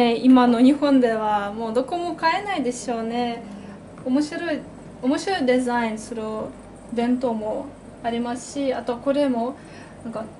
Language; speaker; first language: Japanese; non-native, fluent; Russian